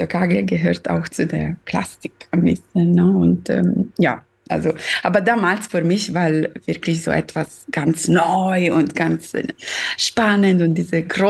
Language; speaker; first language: German; non-native, fluent; Italian